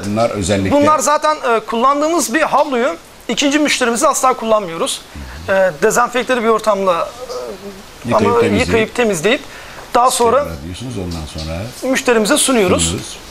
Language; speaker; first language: Turkish; native; Turkish